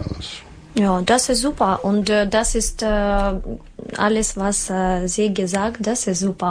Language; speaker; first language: German; non-native, learner; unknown